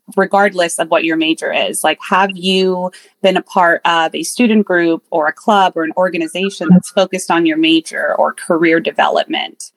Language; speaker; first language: English; native; English